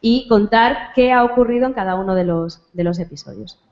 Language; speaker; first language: Spanish; non-native, local second language; Galician